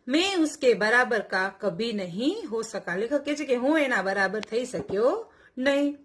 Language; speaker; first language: Hindi; non-native, local second language; Gujarati